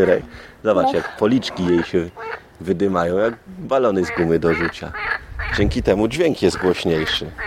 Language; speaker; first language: Polish; native; Polish